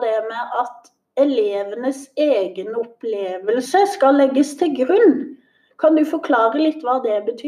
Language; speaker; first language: Norwegian; native; Norwegian